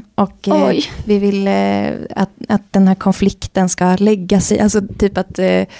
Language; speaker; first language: Swedish; native; Swedish